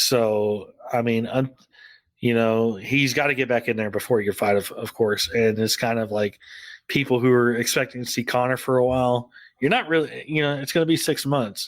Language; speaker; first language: English; native; English